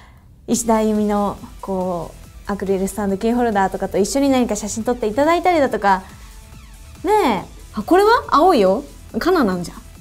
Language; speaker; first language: Japanese; native; Japanese